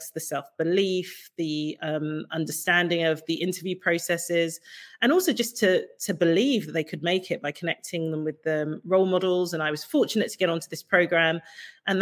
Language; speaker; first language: English; native; English